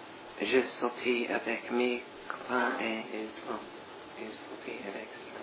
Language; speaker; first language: French; non-native, learner; English